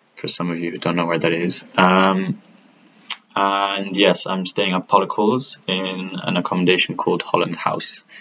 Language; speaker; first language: English; non-native, fluent; Italian